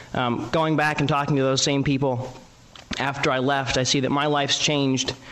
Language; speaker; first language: English; native; English